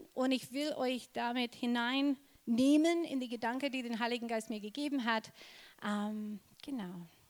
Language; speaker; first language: German; non-native, fluent; English